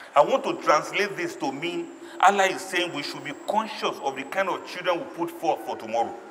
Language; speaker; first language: English; non-native, local second language; Yoruba